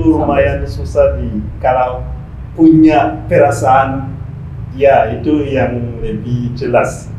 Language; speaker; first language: Indonesian; non-native, fluent; Rundi